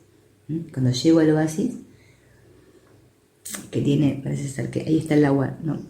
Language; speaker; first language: Spanish; native; Spanish